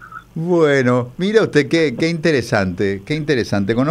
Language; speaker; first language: Spanish; native; Spanish